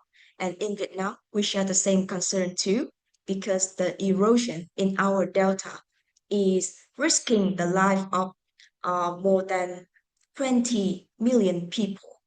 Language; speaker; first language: English; non-native, fluent; Vietnamese